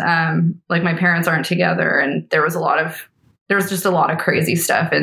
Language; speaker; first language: English; native; English